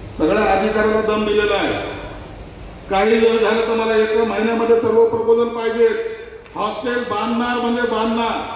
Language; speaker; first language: Marathi; native; Marathi